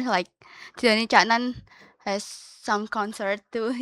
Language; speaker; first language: English; non-native, learner; Indonesian